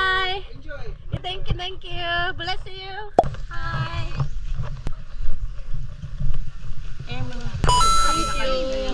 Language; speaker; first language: English; non-native, learner; Korean